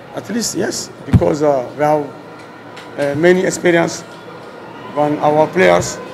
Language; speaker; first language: English; non-native, learner; French